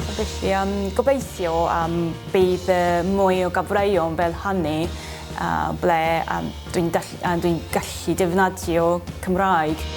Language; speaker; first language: Welsh; non-native, fluent; Japanese